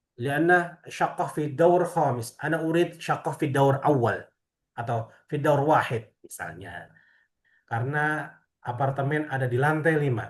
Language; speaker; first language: Arabic; non-native, fluent; Indonesian